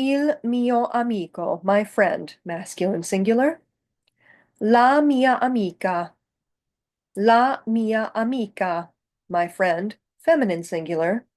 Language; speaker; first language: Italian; non-native, fluent; English